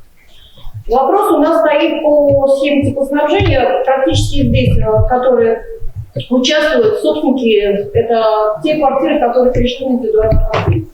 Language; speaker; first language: Russian; native; Russian